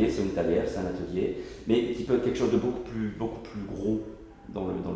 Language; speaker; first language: French; native; French